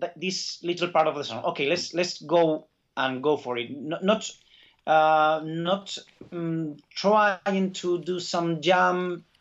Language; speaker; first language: English; early bilingual, other home language; Basque